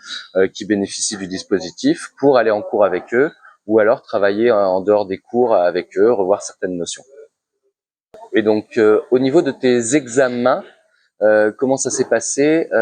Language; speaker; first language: French; native; French